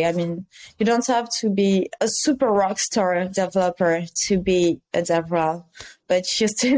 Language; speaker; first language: English; non-native, fluent; French